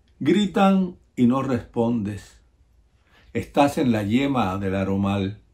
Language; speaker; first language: Spanish; native; Spanish